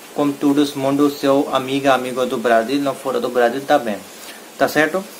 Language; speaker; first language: Spanish; non-native, learner; Hindi